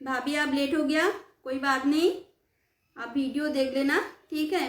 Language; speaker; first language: Hindi; non-native, local second language; Bangla